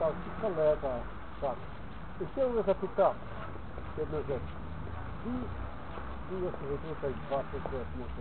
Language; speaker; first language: Polish; non-native, learner; Slovenian